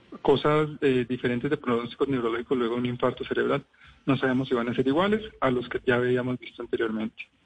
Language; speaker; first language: Spanish; native; Spanish